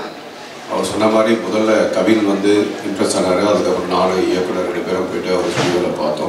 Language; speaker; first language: Tamil; native; Tamil